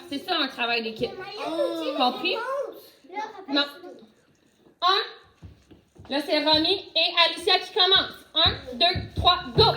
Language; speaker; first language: French; native; French